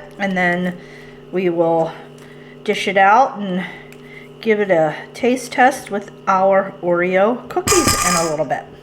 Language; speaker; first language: English; native; English